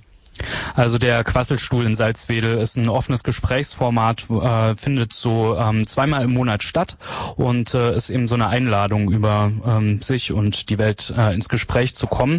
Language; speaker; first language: German; native; German